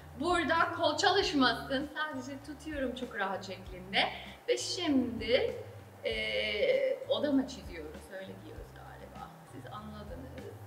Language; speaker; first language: Turkish; non-native, fluent; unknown